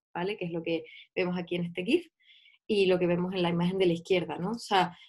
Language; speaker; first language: Spanish; native; Spanish